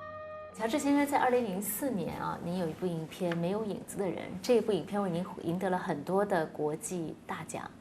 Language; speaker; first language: Chinese; native; Chinese